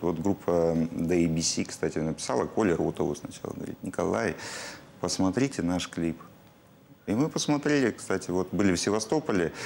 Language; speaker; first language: Russian; native; Russian